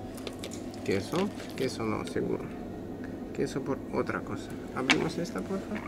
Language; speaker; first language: Spanish; non-native, learner; Russian